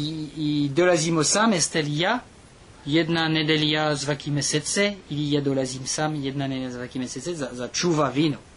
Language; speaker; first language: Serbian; non-native, learner; French